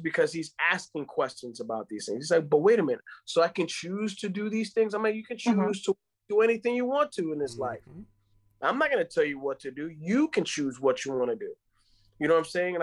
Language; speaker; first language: English; non-native, fluent; Spanish